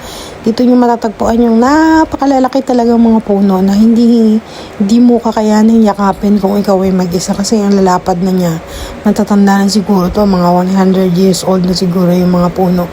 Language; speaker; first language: Filipino; native; Filipino